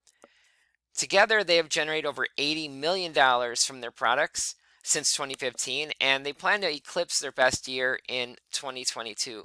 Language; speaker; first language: English; native; English